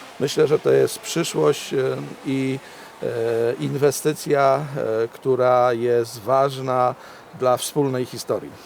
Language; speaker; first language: Polish; native; Polish